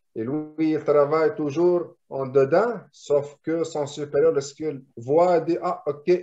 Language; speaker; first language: French; non-native, local second language; Arabic